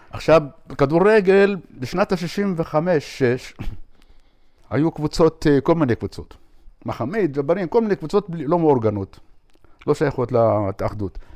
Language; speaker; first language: Hebrew; non-native, local second language; Arabic